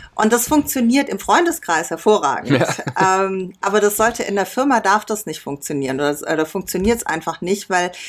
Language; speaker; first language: German; native; German